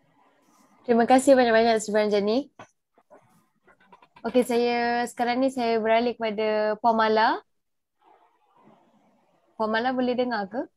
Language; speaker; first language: Malay; native; Malay